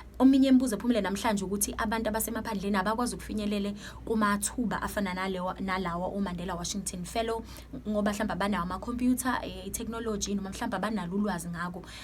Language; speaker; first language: Zulu; native; Zulu